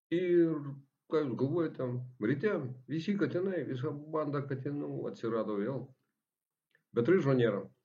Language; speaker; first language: Lithuanian; non-native, local second language; Russian